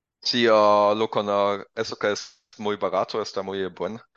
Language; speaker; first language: Spanish; non-native, learner; German